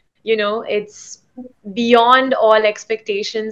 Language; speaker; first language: English; non-native, local second language; Hindi